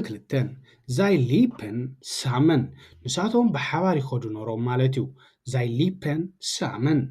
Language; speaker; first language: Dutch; non-native, learner; Tigrinya